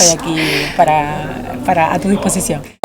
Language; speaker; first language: Spanish; native; Spanish